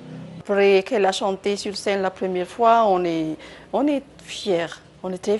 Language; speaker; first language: French; non-native, local second language; Malagasy